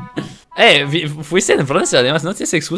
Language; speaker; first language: Spanish; non-native, fluent; French